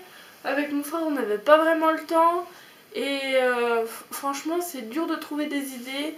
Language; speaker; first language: French; native; French